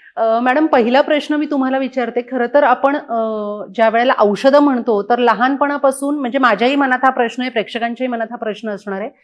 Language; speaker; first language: Marathi; native; Marathi